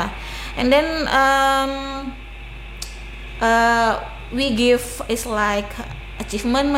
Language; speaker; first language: English; non-native, learner; Indonesian